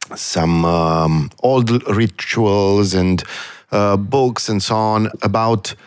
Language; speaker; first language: English; non-native, fluent; Romanian